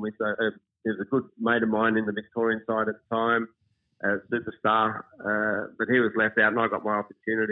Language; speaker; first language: English; native; English